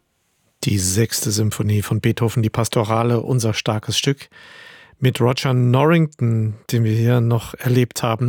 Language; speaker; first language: German; native; German